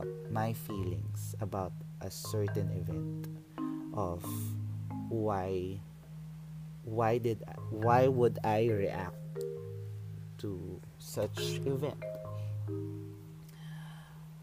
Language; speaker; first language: English; non-native, local second language; Filipino